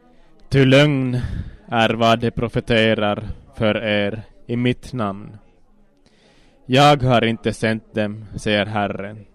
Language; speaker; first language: Swedish; non-native, local second language; Finnish